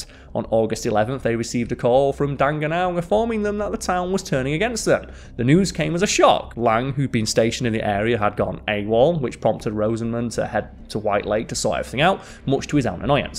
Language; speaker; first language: English; native; English